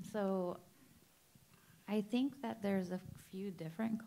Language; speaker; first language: English; native; English